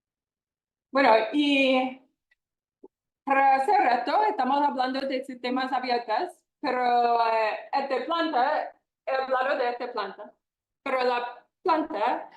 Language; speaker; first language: Spanish; non-native, fluent; English